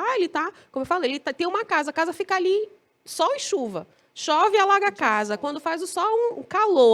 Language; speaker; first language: Portuguese; native; Portuguese